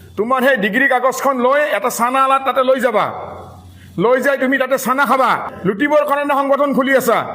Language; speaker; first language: Assamese; native; Assamese